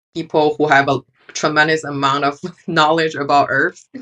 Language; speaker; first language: English; non-native, fluent; Chinese